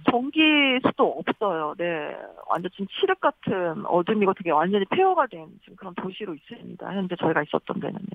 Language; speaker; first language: Korean; native; Korean